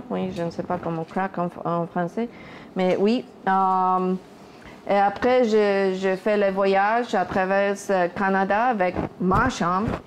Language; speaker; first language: French; non-native, fluent; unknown